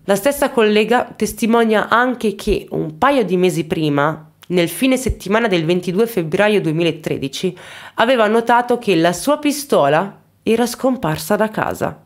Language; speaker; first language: Italian; native; Italian